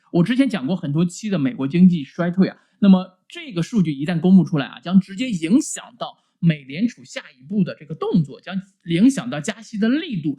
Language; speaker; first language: Chinese; native; Chinese